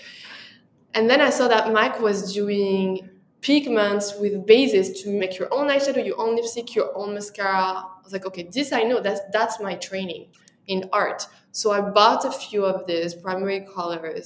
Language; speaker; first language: English; non-native, fluent; French